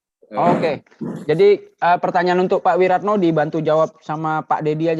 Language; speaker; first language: Indonesian; native; Indonesian